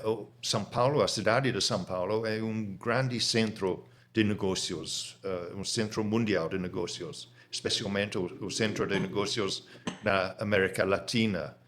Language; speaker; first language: Portuguese; non-native, fluent; English